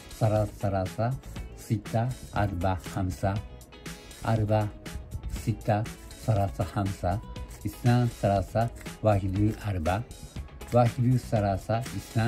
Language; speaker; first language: Arabic; non-native, learner; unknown